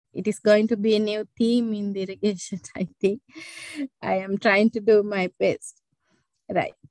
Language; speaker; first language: English; non-native, local second language; Sinhala